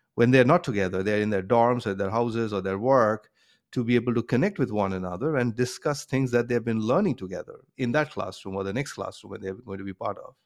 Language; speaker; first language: English; non-native, local second language; Bangla